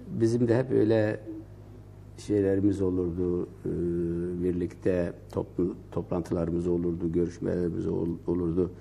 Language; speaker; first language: Turkish; non-native, local second language; Kurdish